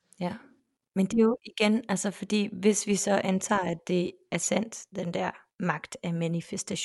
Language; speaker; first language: Danish; native; Danish